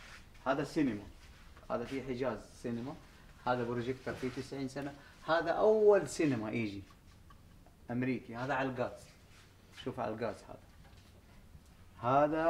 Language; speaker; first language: Arabic; non-native, learner; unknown